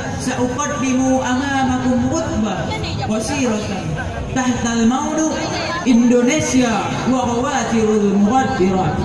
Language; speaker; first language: Arabic; non-native, learner; Indonesian